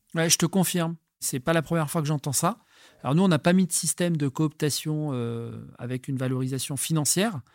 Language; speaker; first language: French; native; French